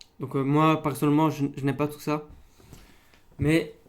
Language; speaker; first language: French; non-native, local second language; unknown